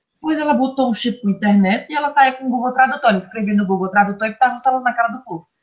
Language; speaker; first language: Portuguese; native; Portuguese